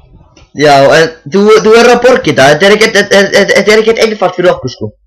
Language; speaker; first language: Icelandic; native; Icelandic